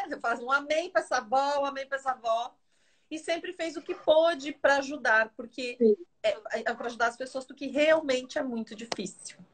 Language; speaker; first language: Portuguese; native; Portuguese